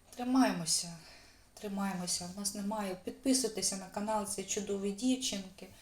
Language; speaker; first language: Ukrainian; native; Ukrainian